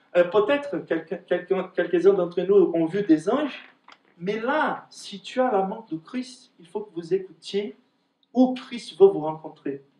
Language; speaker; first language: French; non-native, fluent; Portuguese